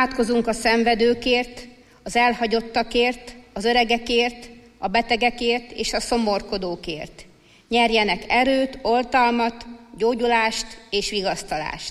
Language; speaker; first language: Hungarian; native; Hungarian